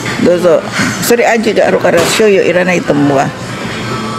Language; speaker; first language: Japanese; non-native, learner; Filipino